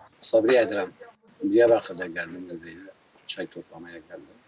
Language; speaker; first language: Turkish; non-native, local second language; Kurdish